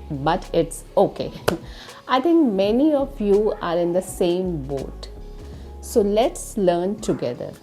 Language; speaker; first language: English; non-native, learner; Hindi